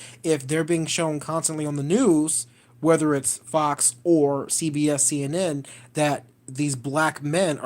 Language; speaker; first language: English; native; English